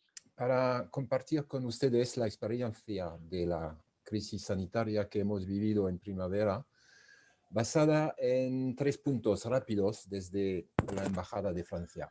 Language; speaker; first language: Spanish; non-native, fluent; French